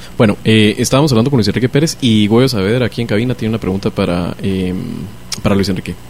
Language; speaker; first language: Spanish; native; Spanish